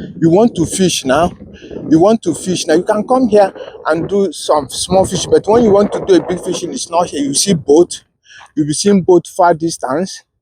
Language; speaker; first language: Nigerian Pidgin; non-native, local second language; Igbo